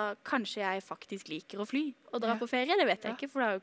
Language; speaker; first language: Norwegian; native; Norwegian